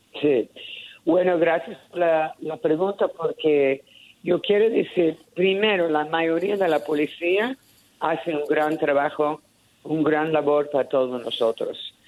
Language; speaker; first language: Spanish; early bilingual, heritage; Spanish